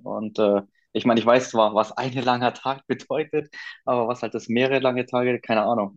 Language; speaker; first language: German; native; German